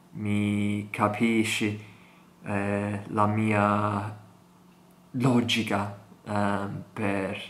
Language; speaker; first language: Italian; non-native, learner; English